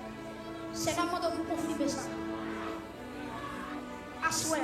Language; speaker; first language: French; non-native, local second language; Haitian Creole